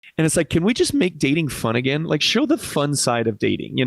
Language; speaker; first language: English; native; English